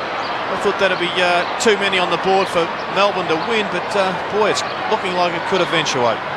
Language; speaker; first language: English; native; English